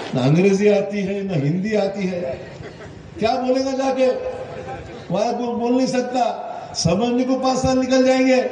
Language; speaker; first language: Hindi; non-native, local second language; Marathi